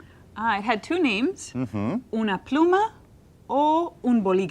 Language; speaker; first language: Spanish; non-native, learner; English